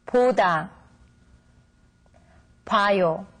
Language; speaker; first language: Korean; native; Korean